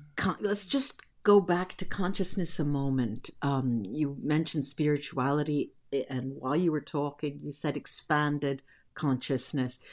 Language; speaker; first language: English; native; English